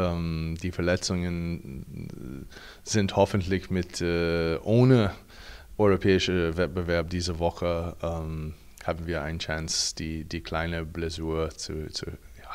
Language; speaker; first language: German; non-native, fluent; English